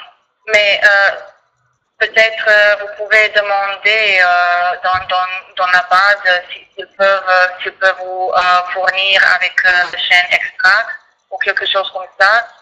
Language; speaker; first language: French; non-native, fluent; Croatian